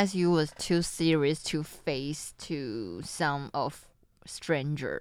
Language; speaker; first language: English; non-native, learner; Chinese